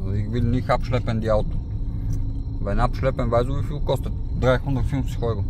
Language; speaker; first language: German; non-native, learner; Bulgarian